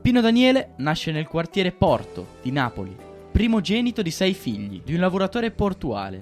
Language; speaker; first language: Italian; native; Italian